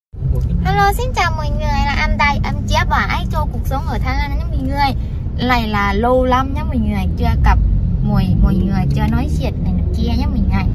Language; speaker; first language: Vietnamese; non-native, learner; Thai